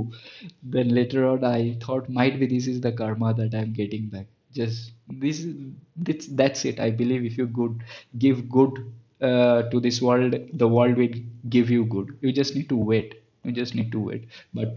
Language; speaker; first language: English; non-native, local second language; Bangla